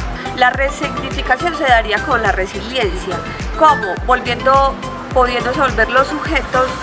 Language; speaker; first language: Spanish; native; Spanish